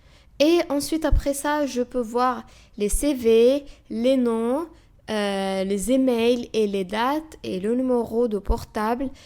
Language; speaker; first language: French; non-native, fluent; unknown